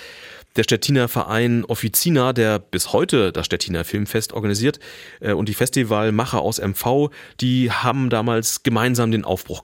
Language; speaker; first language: German; native; German